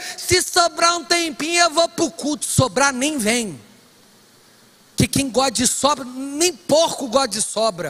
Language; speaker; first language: Portuguese; native; Portuguese